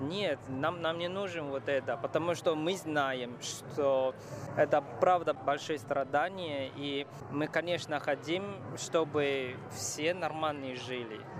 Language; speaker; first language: Russian; non-native, fluent; Chinese